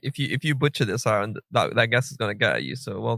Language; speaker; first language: English; native; English